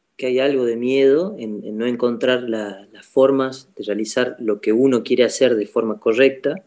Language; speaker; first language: Spanish; native; Spanish